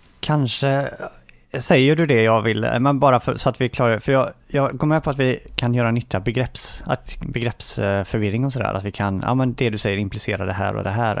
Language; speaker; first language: Swedish; native; Swedish